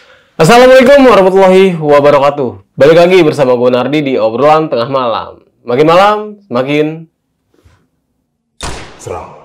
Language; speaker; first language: Indonesian; native; Indonesian